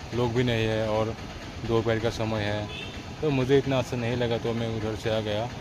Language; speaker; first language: Hindi; non-native, local second language; Assamese